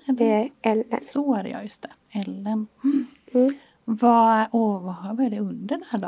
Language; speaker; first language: Swedish; native; Swedish